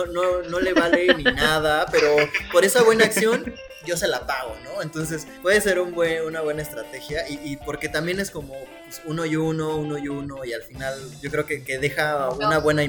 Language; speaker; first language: Spanish; native; Spanish